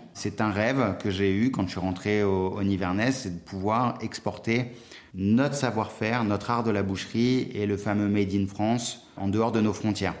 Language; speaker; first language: French; native; French